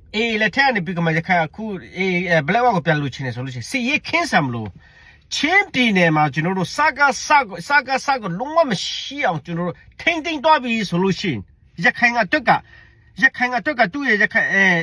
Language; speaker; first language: Burmese; non-native, local second language; Hakha Chin